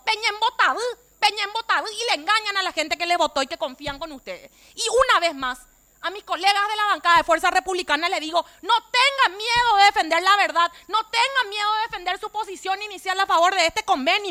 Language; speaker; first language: Spanish; native; Spanish